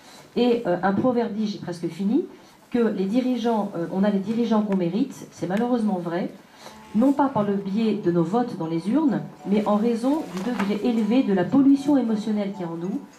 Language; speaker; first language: French; native; French